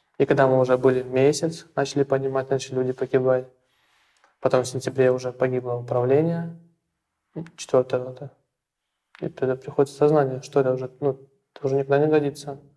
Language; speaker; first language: Russian; native; Russian